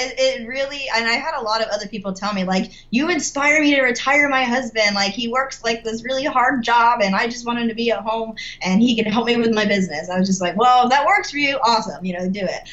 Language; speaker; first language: English; native; English